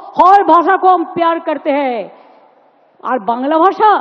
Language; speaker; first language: Hindi; non-native, local second language; Bangla